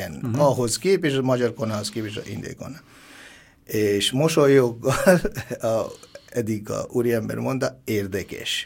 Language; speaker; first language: Hungarian; non-native, fluent; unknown